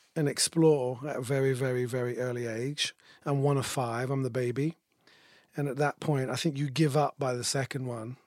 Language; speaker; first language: English; native; English